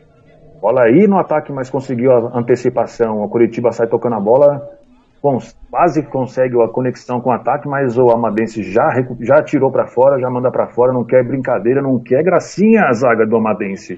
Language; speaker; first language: Portuguese; native; Portuguese